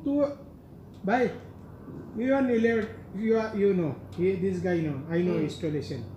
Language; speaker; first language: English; non-native, learner; Hindi